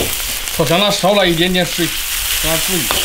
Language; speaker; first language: Chinese; native; Chinese